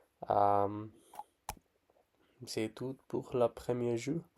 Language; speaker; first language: French; non-native, learner; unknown